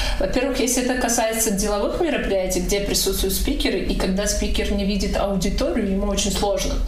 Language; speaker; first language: Russian; non-native, local second language; Tajik